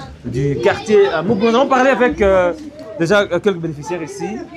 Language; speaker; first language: French; non-native, local second language; Swahili